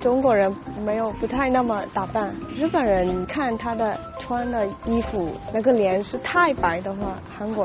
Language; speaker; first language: Chinese; non-native, learner; Japanese